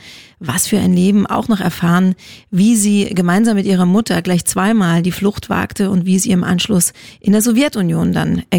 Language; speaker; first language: German; native; German